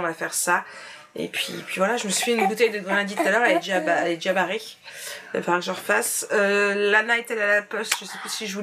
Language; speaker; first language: French; native; French